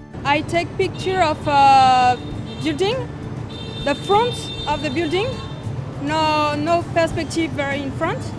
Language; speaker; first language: English; non-native, learner; French